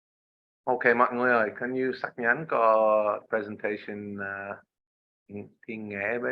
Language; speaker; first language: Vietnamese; non-native, learner; English